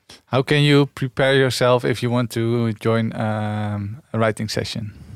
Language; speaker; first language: English; non-native, fluent; Dutch